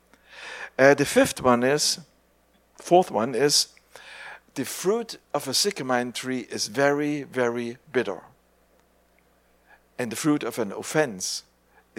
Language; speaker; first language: English; non-native, fluent; German